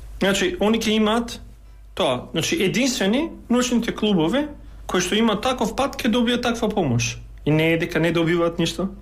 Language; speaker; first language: Macedonian; non-native, local second language; Albanian